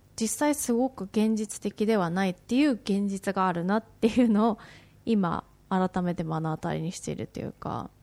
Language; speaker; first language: Japanese; native; Japanese